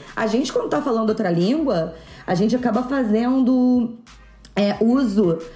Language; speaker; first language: Portuguese; native; Portuguese